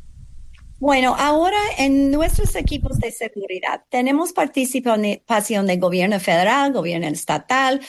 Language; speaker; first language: Spanish; non-native, fluent; English